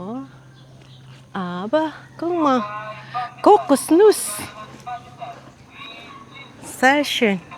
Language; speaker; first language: German; non-native, fluent; Filipino